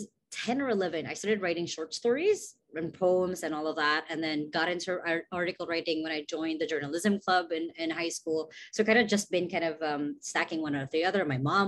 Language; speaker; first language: English; non-native, local second language; Cebuano